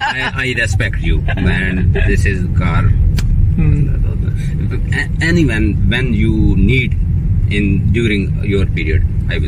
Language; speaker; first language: English; non-native, learner; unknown